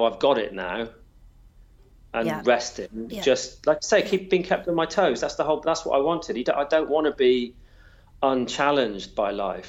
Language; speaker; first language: English; native; English